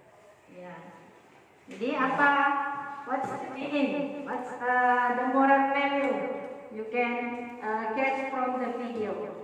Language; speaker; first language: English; non-native, learner; Indonesian